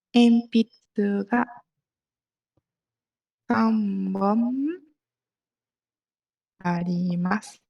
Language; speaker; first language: Japanese; non-native, fluent; Malay